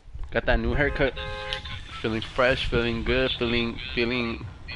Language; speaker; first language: English; non-native, fluent; Spanish